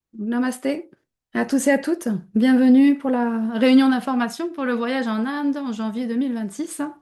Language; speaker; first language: French; native; French